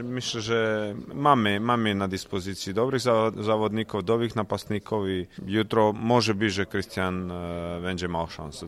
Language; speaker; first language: Polish; non-native, learner; Croatian